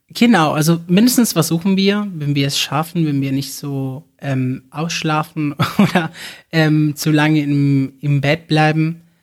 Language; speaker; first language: German; non-native, fluent; Spanish